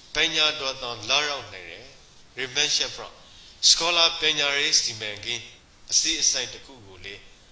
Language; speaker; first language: Burmese; native; Burmese